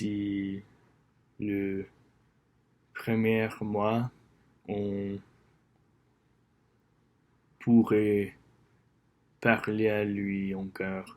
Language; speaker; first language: French; non-native, learner; English